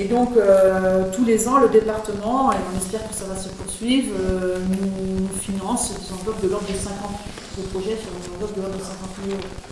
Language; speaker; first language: French; native; French